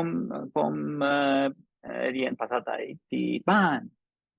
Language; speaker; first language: Thai; non-native, learner; English